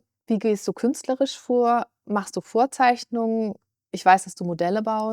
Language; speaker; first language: German; native; German